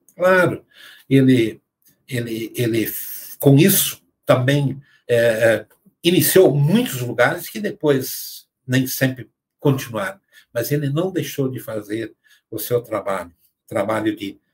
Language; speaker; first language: Portuguese; native; Portuguese